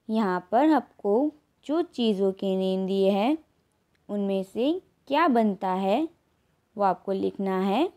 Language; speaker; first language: Hindi; non-native, local second language; Gujarati